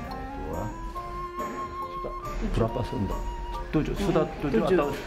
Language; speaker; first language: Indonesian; non-native, learner; Korean